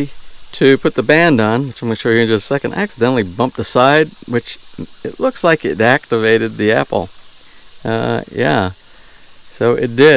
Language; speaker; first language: English; native; English